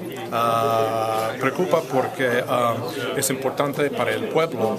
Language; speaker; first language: Spanish; non-native, fluent; English